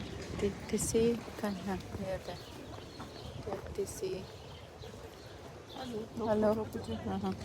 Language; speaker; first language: German; non-native, learner; Cebuano